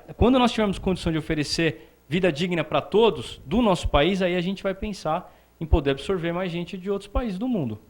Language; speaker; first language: Portuguese; native; Portuguese